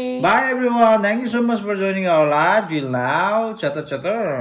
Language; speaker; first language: English; non-native, learner; Nepali